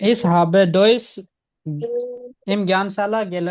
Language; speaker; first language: German; non-native, learner; Hindi